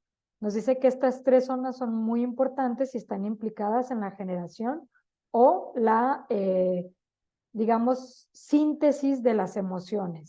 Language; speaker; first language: Spanish; native; Spanish